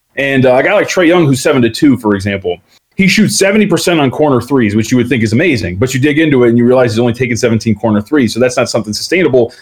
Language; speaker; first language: English; native; English